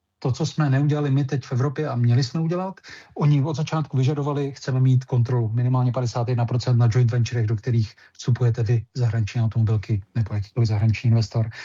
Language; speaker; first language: Czech; native; Czech